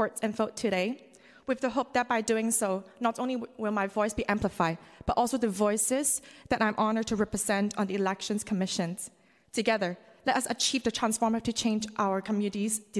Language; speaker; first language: English; non-native, local second language; Cantonese